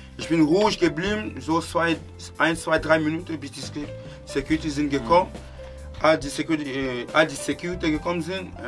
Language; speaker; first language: German; non-native, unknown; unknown